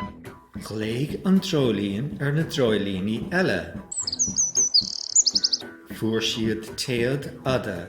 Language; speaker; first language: Irish; native; Irish